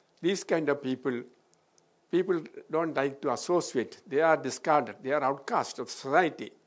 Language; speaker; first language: English; non-native, local second language; Malayalam